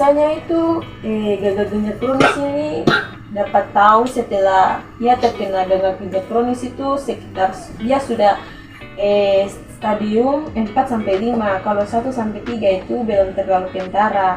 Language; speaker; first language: Indonesian; non-native, local second language; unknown